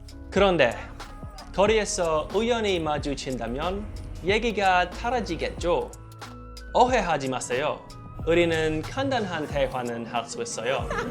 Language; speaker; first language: Korean; non-native, learner; English